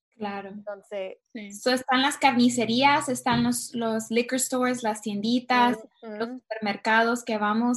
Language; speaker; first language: Spanish; early bilingual, other home language; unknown